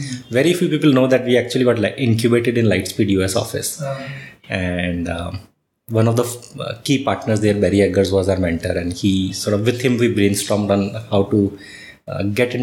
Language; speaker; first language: English; non-native, local second language; Marwari